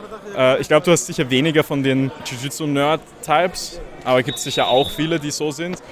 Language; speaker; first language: German; native; German